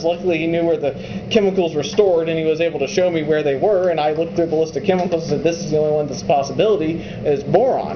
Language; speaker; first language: English; native; English